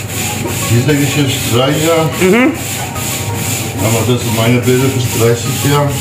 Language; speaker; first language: German; non-native, learner; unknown